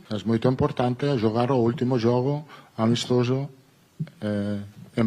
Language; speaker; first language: Portuguese; non-native, learner; Italian